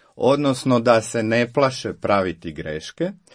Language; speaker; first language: Croatian; native; Croatian